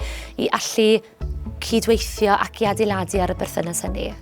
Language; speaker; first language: Welsh; native; Welsh